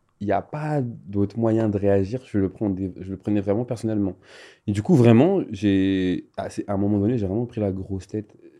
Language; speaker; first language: French; non-native, local second language; Malagasy